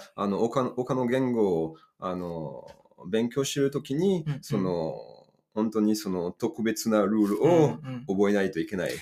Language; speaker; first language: Japanese; non-native, fluent; French